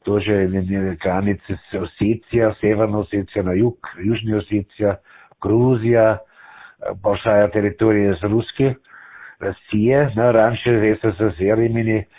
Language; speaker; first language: Russian; non-native, learner; German